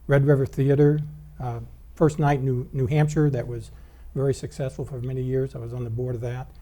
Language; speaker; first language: English; native; English